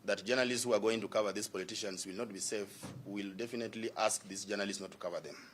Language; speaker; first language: English; non-native, local second language; Swahili